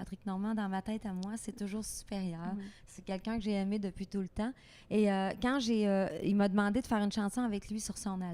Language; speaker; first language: French; native; French